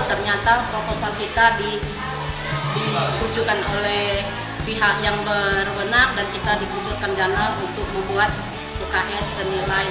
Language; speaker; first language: Indonesian; native; Indonesian